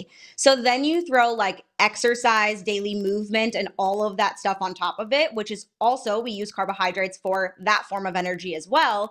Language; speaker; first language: English; native; English